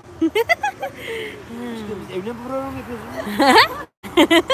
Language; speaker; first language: Turkish; non-native, learner; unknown